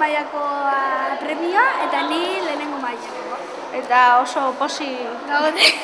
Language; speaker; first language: Basque; non-native, local second language; Spanish